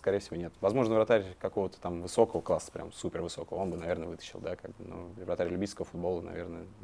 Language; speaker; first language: Russian; native; Russian